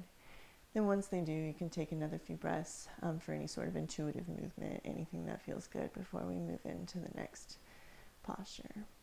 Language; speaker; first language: English; native; English